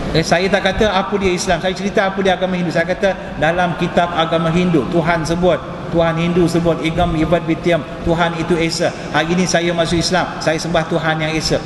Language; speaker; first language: Malay; non-native, local second language; Tamil